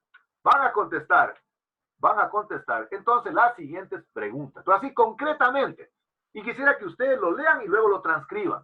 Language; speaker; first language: Spanish; native; Spanish